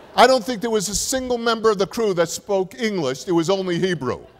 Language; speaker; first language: English; native; English